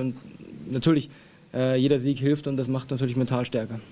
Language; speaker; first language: German; native; German